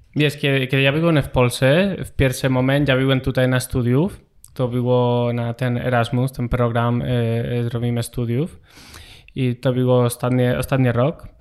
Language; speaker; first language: Polish; non-native, learner; Spanish